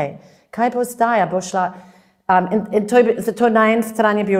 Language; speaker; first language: Slovenian; non-native, fluent; English